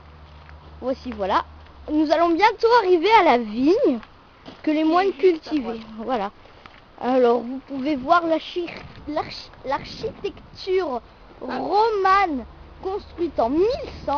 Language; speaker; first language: French; native; French